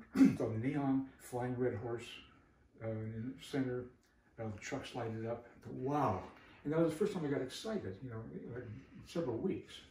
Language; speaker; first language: English; native; English